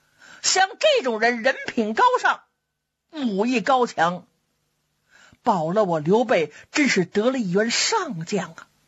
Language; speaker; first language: Chinese; native; Chinese